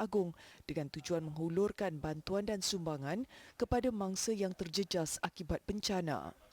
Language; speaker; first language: Malay; native; Malay